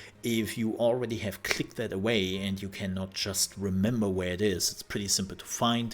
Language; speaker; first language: English; non-native, fluent; German